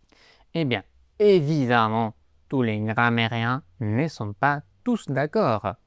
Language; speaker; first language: French; non-native, fluent; Spanish